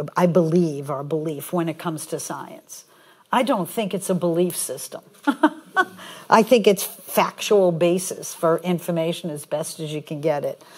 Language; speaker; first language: English; native; English